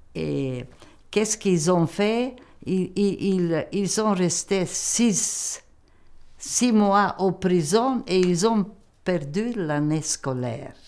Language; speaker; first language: French; non-native, local second language; Macedonian